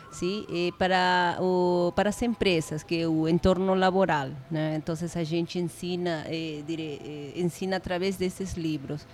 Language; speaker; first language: Portuguese; non-native, fluent; Spanish